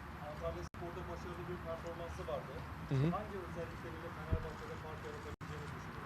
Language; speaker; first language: Turkish; native; Turkish